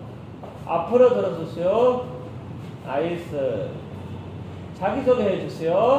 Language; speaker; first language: Korean; non-native, learner; Urdu